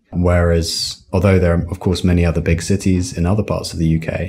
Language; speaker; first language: English; native; English